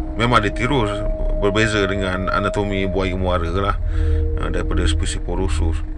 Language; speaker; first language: Malay; native; Malay